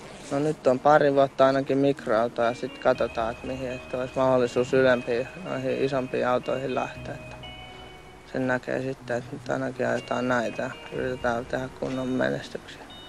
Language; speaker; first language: Finnish; native; Finnish